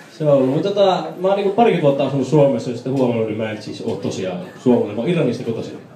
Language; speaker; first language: Finnish; early bilingual, other home language; Persian